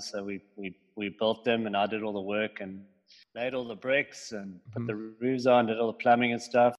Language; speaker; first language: English; native; English